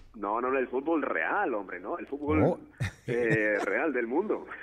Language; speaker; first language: Spanish; non-native, fluent; English